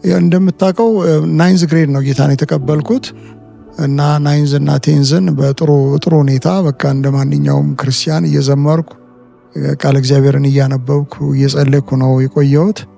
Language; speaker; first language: Amharic; native; Amharic